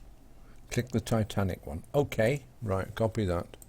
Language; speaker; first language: English; native; English